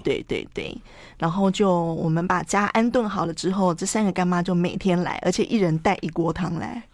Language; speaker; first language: Chinese; native; Chinese